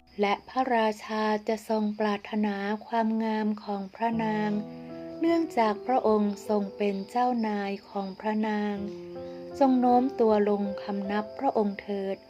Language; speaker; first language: Thai; native; Thai